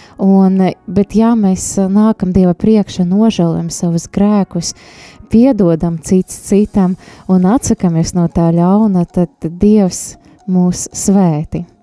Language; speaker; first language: Latvian; non-native, local second language; Russian